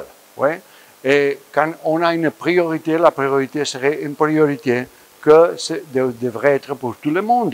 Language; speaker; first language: French; non-native, fluent; Spanish